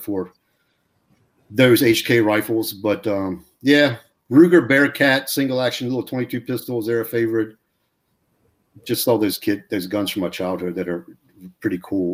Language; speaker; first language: English; native; English